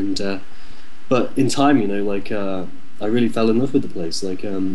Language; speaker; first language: English; native; English